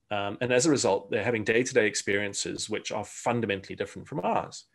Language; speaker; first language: English; native; English